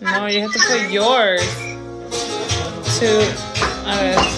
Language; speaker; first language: English; early bilingual, other home language; Spanish